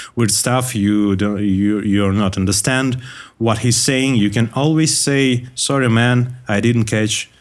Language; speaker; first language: English; non-native, learner; Russian